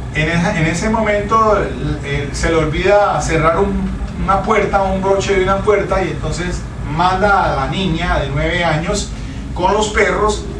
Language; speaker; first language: Spanish; native; Spanish